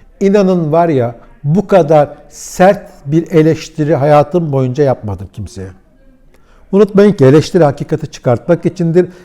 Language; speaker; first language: Turkish; early bilingual, heritage; Turkish